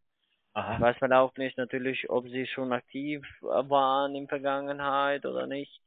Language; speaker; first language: German; non-native, fluent; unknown